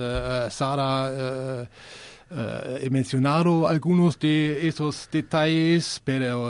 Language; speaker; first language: Spanish; non-native, learner; German